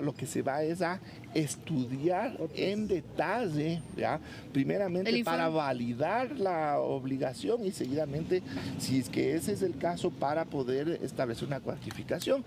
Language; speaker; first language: Spanish; native; Spanish